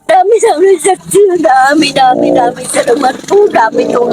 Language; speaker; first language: Filipino; non-native, learner; Vietnamese